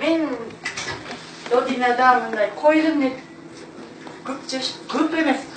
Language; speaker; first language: Kyrgyz; non-native, learner; Japanese